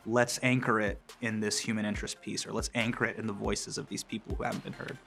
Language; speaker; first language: English; native; English